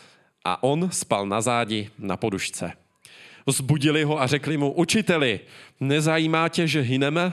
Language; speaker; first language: Czech; native; Czech